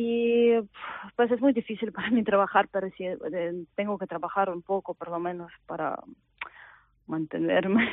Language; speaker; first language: Spanish; non-native, fluent; Ukrainian